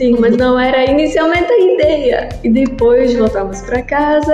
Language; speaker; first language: Portuguese; non-native, learner; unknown